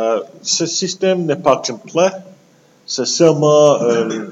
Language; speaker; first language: French; non-native, local second language; English